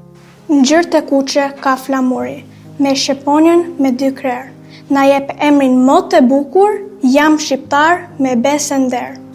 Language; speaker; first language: Albanian; early bilingual, heritage; Albanian